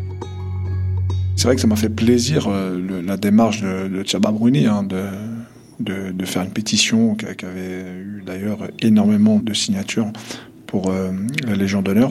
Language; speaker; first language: French; non-native, local second language; Kabyle